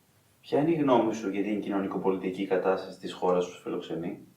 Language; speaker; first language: Greek; native; Greek